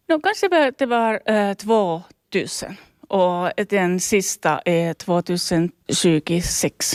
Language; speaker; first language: Swedish; non-native, local second language; Finnish